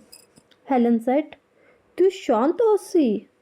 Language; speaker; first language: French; non-native, learner; Hindi